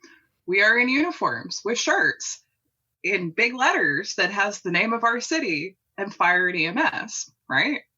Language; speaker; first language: English; native; English